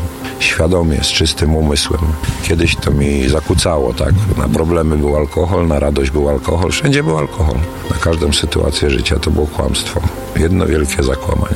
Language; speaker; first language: Polish; native; Polish